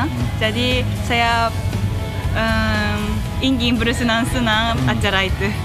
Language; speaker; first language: Indonesian; non-native, learner; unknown